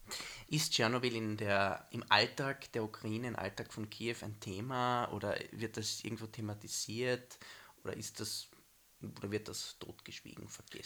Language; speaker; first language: German; native; German